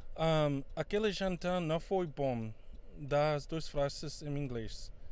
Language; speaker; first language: Portuguese; non-native, fluent; Spanish